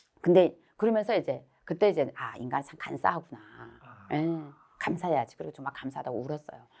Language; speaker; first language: Korean; native; Korean